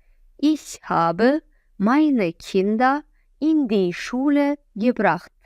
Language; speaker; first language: German; non-native, fluent; Azerbaijani